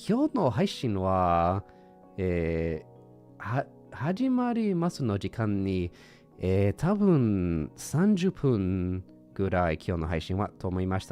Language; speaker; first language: Japanese; non-native, learner; English